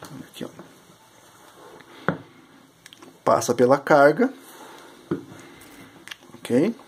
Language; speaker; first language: Portuguese; native; Portuguese